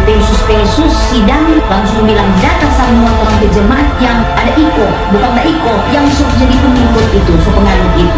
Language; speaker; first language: Indonesian; non-native, local second language; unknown